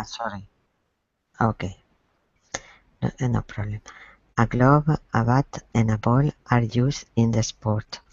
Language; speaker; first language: English; non-native, learner; Spanish